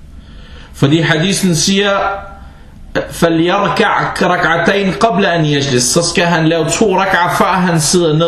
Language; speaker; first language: Danish; non-native, fluent; Arabic